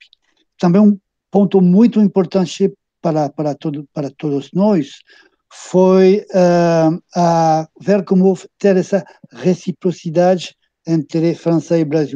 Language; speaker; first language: Portuguese; non-native, fluent; French